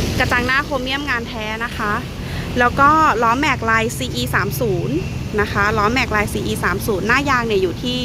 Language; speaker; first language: Thai; native; Thai